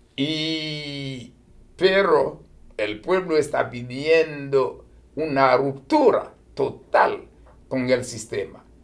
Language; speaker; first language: Spanish; non-native, fluent; Haitian Creole